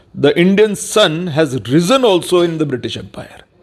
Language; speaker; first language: Hindi; non-native, local second language; Marathi